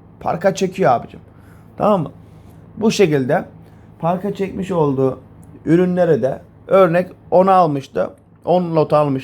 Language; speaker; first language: Turkish; native; Turkish